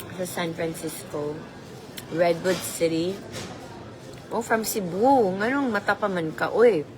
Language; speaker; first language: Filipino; non-native, local second language; Cebuano